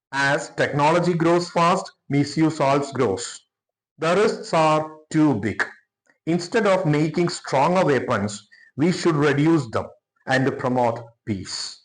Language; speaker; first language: English; non-native, local second language; Malayalam